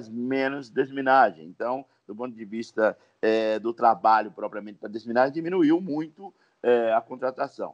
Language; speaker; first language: Portuguese; native; Portuguese